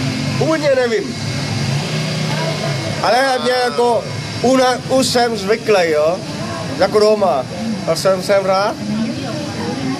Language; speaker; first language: Czech; non-native, learner; Vietnamese